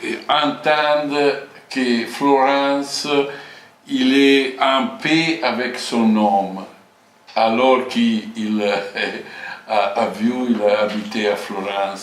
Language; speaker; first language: French; non-native, fluent; Italian